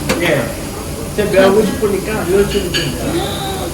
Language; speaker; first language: Korean; non-native, learner; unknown